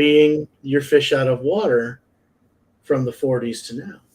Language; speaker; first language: English; native; English